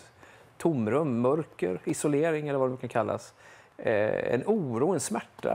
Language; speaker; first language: Swedish; native; Swedish